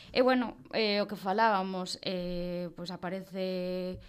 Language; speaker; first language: Galician; non-native, fluent; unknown